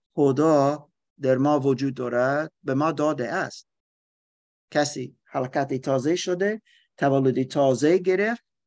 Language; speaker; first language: Persian; non-native, learner; German